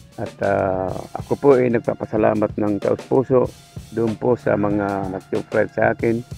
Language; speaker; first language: Filipino; non-native, local second language; Cebuano